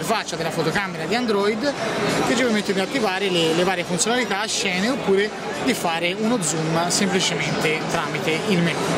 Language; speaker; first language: Italian; native; Italian